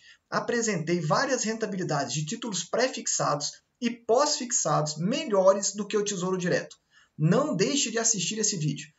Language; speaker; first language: Portuguese; native; Portuguese